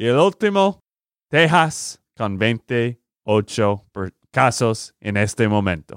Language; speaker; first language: Spanish; non-native, learner; English